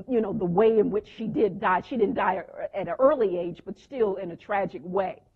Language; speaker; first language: English; native; English